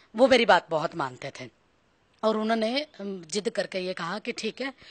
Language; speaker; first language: Hindi; native; Hindi